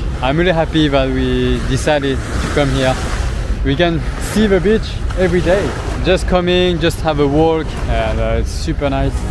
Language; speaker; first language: English; non-native, fluent; French